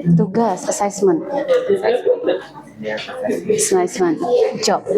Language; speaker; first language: English; non-native, learner; Indonesian